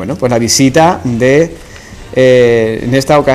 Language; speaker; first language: Spanish; native; Spanish